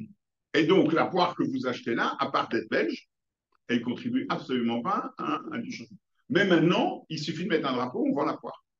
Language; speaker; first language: French; native; French